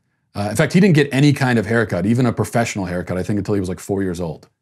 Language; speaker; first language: English; native; English